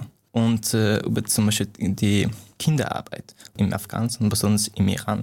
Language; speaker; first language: German; non-native, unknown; Persian